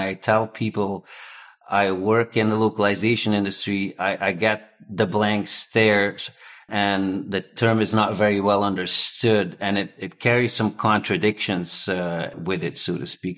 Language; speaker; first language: English; non-native, fluent; Dutch